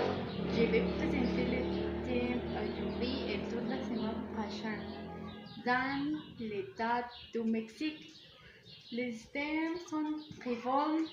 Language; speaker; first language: French; non-native, learner; Spanish